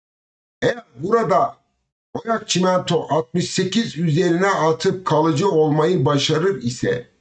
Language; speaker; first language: Turkish; native; Turkish